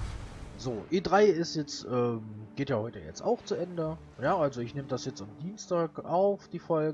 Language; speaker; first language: German; native; German